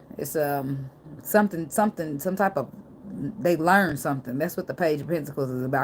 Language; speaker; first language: English; native; English